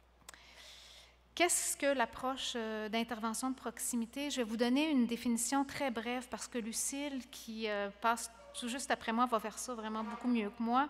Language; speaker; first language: French; native; French